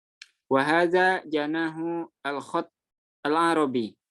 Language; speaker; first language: Arabic; non-native, fluent; Indonesian